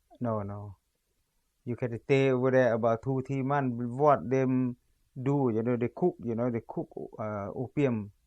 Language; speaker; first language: English; non-native, learner; Lao